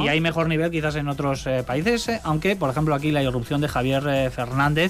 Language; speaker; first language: Spanish; native; Spanish